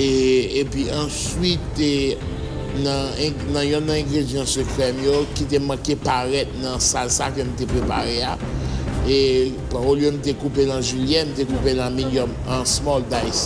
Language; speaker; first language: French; non-native, local second language; Haitian Creole